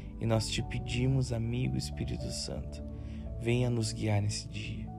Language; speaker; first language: Portuguese; native; Portuguese